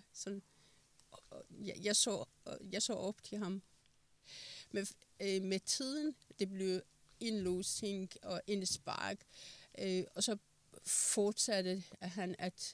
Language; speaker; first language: Danish; non-native, fluent; Persian